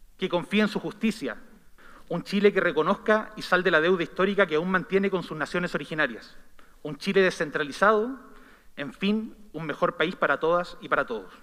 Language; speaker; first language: Spanish; native; Spanish